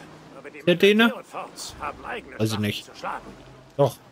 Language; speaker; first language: German; native; German